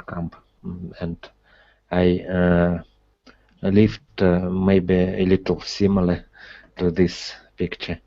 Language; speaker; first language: English; non-native, learner; Russian